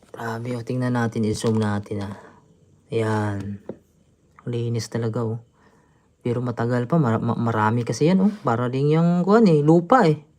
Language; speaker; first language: Filipino; native; Filipino